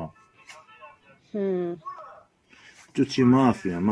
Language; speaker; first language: Italian; non-native, learner; Arabic